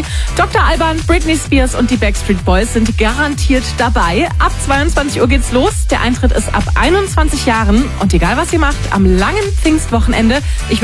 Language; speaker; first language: German; native; German